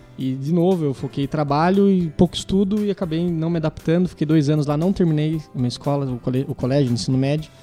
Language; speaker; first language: Portuguese; native; Portuguese